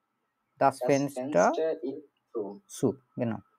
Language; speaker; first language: German; non-native, fluent; Bangla